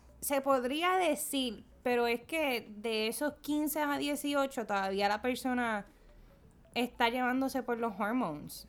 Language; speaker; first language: Spanish; native; Spanish